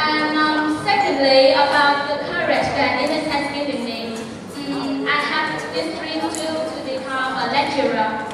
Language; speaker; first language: English; non-native, learner; Vietnamese